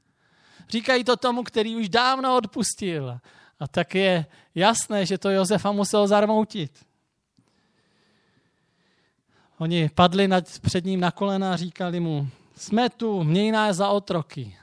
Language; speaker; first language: Czech; native; Czech